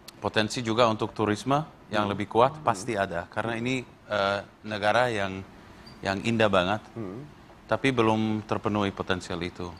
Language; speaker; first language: Indonesian; non-native, fluent; English